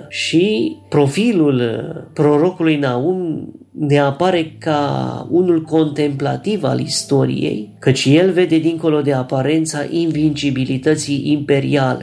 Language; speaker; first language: Romanian; native; Romanian